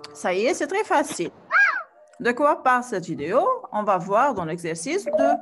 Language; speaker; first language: French; non-native, fluent; Arabic